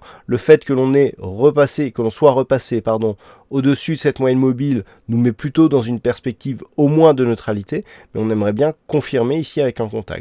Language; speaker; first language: French; native; French